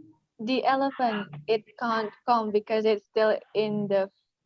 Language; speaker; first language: English; non-native, learner; Indonesian